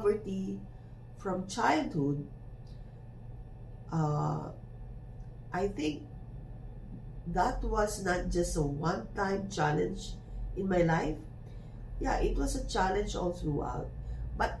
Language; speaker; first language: English; non-native, local second language; Filipino